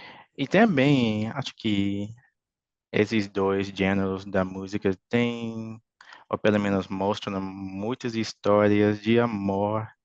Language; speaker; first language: Portuguese; non-native, fluent; English